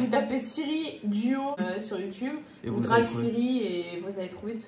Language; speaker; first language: French; native; French